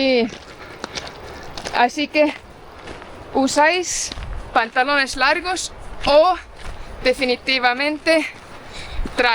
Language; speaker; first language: Spanish; non-native, fluent; Portuguese